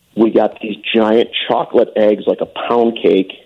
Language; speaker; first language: English; native; English